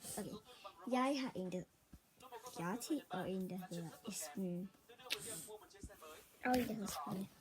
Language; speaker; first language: Danish; early bilingual, other home language; Vietnamese